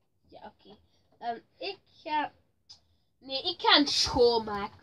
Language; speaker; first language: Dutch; early bilingual, other home language; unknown